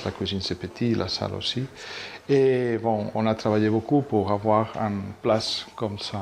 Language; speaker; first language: French; non-native, fluent; Catalan